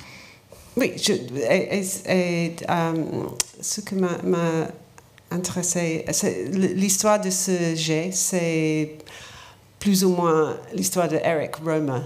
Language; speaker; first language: French; non-native, learner; English